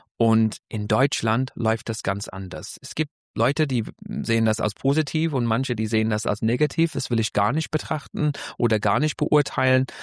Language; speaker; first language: German; non-native, fluent; English